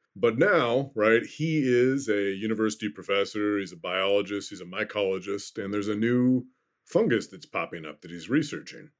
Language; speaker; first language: English; native; English